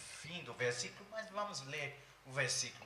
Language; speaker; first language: Portuguese; non-native, fluent; English